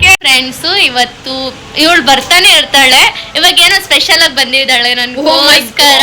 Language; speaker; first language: Kannada; non-native, local second language; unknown